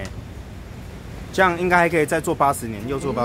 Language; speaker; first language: Chinese; native; Chinese